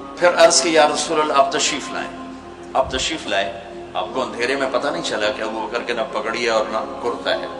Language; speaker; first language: Urdu; non-native, local second language; Punjabi